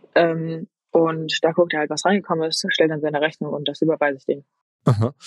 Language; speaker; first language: German; native; German